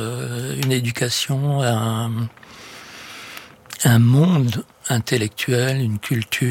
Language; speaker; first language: French; native; French